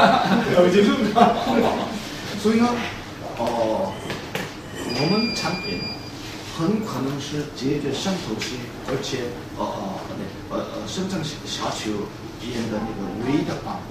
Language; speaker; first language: Chinese; non-native, fluent; Korean